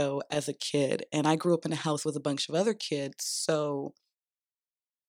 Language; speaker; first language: English; native; English